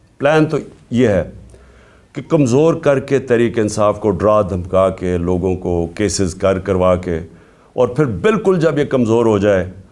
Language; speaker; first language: Urdu; native; Urdu